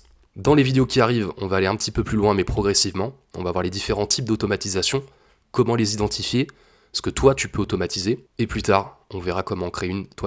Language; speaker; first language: French; native; French